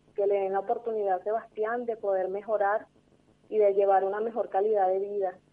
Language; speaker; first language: Spanish; native; Spanish